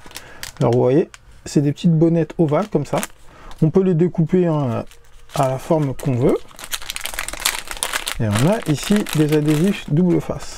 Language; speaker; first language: French; native; French